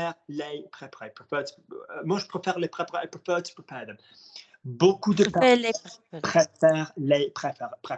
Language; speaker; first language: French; non-native, fluent; English